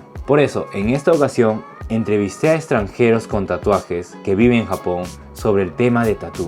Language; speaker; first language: Spanish; native; Spanish